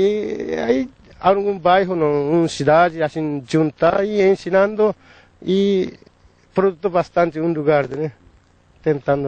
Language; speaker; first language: Portuguese; non-native, learner; Japanese